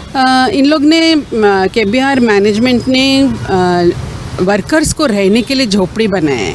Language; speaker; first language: Hindi; non-native, local second language; Marathi